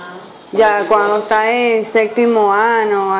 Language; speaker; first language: Portuguese; non-native, learner; Spanish